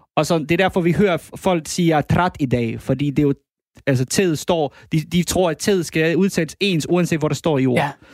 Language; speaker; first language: Danish; early bilingual, other home language; Bosnian